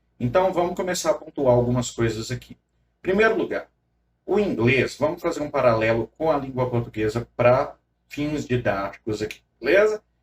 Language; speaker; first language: Portuguese; native; Portuguese